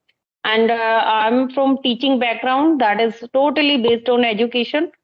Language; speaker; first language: English; non-native, local second language; Hindi